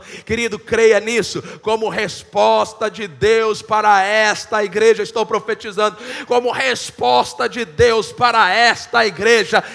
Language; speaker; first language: Portuguese; native; Portuguese